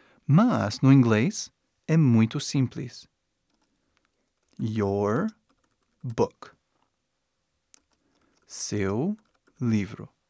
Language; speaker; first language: Portuguese; non-native, fluent; English